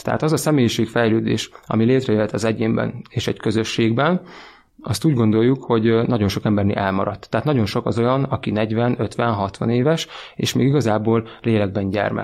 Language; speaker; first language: Hungarian; native; Hungarian